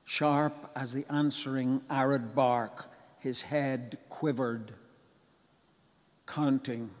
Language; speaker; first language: English; native; English